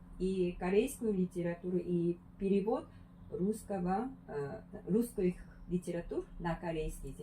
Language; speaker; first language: Russian; non-native, fluent; Korean